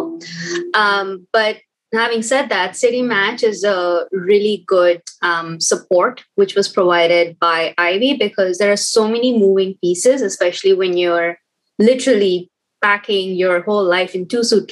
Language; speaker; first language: English; non-native, local second language; Hindi